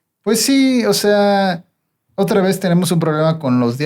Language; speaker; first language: Spanish; native; Spanish